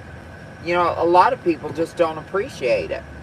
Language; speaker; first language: English; native; English